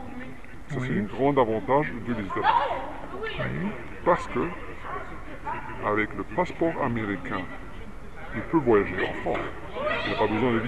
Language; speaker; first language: French; non-native, fluent; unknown